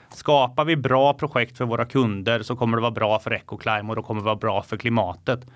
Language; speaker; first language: Swedish; native; Swedish